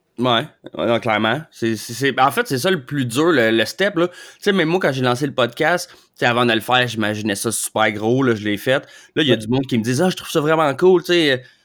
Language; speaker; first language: French; native; French